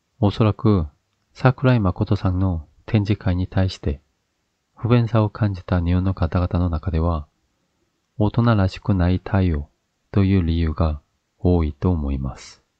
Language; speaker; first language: Japanese; non-native, fluent; Korean